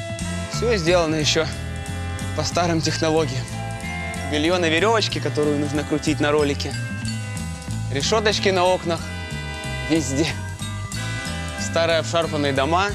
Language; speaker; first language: Russian; native; Russian